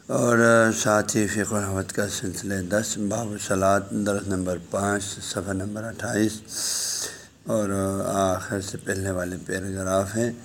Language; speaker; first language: Urdu; native; Urdu